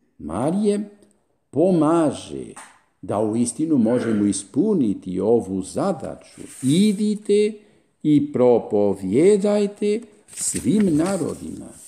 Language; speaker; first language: Croatian; non-native, fluent; Spanish